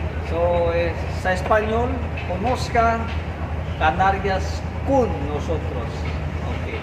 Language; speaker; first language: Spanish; non-native, learner; Filipino